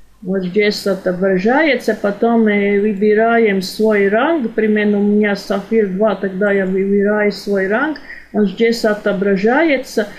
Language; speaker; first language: Russian; non-native, fluent; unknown